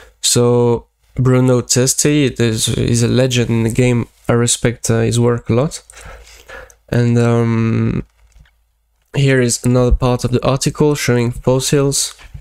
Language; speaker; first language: English; non-native, fluent; French